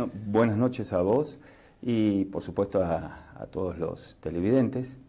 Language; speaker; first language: Spanish; native; Spanish